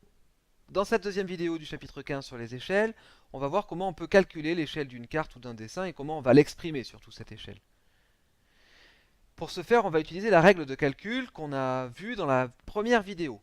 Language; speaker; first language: French; native; French